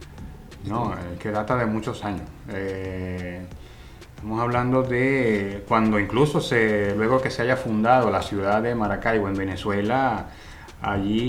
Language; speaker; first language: Spanish; native; Spanish